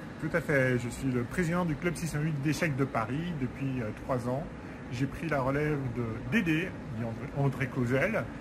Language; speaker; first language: French; native; French